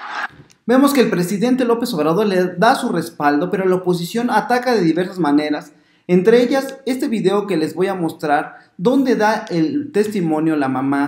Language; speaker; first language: Spanish; native; Spanish